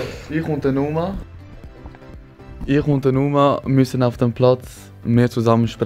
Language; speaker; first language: German; native; German